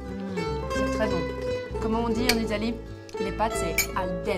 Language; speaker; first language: French; native; French